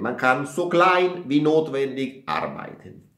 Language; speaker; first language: German; non-native, fluent; Italian